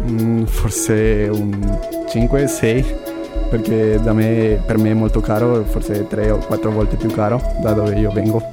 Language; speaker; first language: Italian; non-native, learner; Spanish